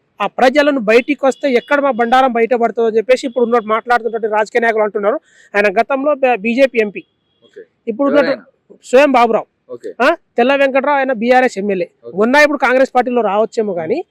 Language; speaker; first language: Telugu; non-native, local second language; Lambadi